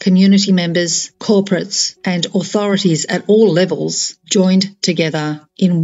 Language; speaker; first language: English; native; English